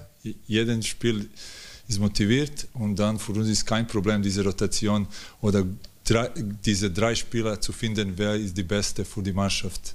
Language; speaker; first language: German; non-native, learner; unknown